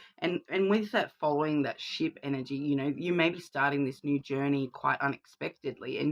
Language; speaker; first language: English; native; English